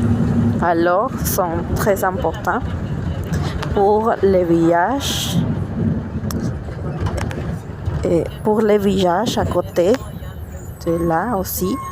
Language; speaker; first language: French; non-native, learner; Spanish